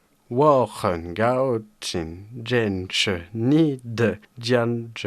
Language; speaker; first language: Chinese; non-native, learner; French